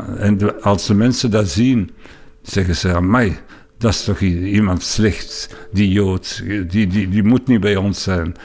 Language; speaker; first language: Dutch; non-native, local second language; French